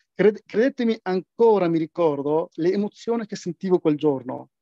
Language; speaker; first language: Italian; non-native, fluent; Persian